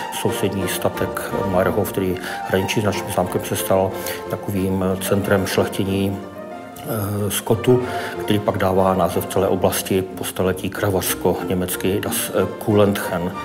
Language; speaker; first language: Czech; native; Czech